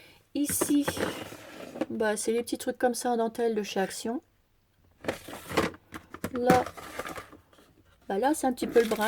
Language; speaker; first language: French; native; French